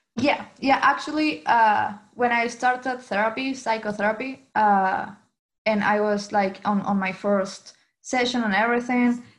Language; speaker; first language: English; non-native, fluent; Spanish